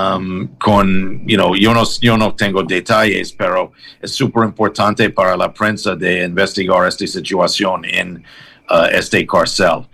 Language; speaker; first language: Spanish; non-native, learner; English